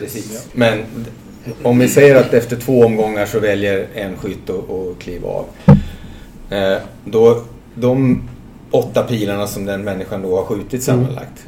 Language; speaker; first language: Swedish; native; Swedish